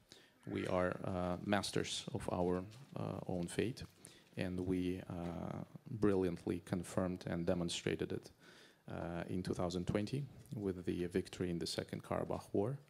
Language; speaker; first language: English; non-native, fluent; Azerbaijani